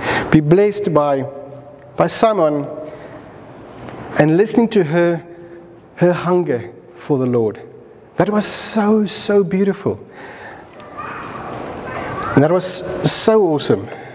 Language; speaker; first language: English; non-native, local second language; Afrikaans